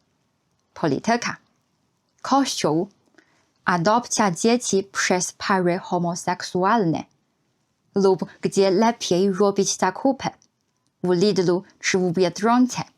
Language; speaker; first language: Polish; non-native, fluent; Chinese